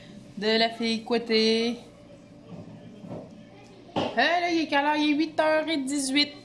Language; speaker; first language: French; native; French